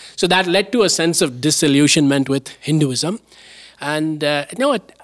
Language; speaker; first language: English; non-native, local second language; Tamil